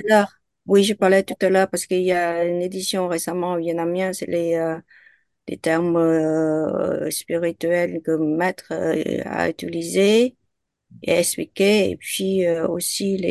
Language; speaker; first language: French; non-native, fluent; Vietnamese